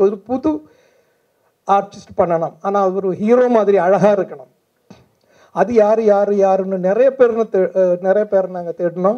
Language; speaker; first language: Tamil; non-native, fluent; Malayalam